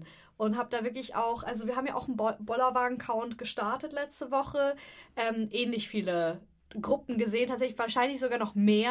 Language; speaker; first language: German; native; German